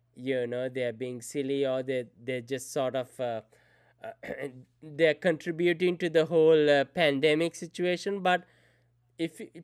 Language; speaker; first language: English; non-native, local second language; Sinhala